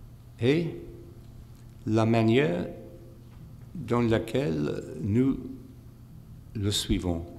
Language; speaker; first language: French; non-native, fluent; English